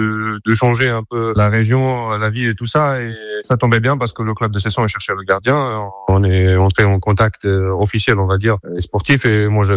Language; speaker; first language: French; non-native, fluent; Croatian